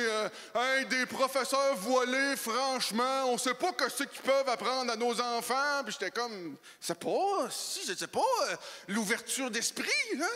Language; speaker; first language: French; native; French